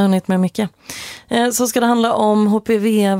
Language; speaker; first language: Swedish; native; Swedish